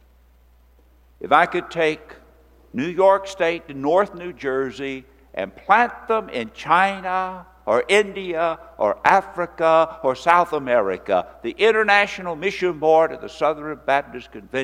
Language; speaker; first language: English; native; English